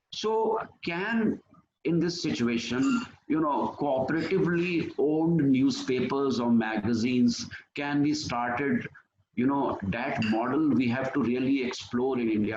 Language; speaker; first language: English; non-native, local second language; Hindi